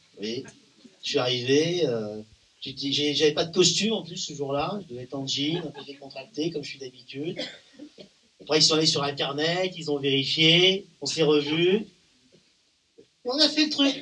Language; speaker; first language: French; native; French